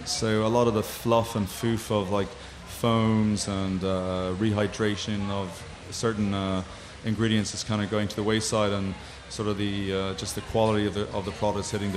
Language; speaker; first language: English; native; English